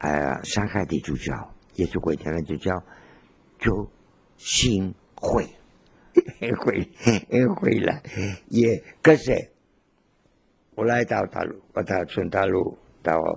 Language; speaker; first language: Chinese; non-native, learner; Spanish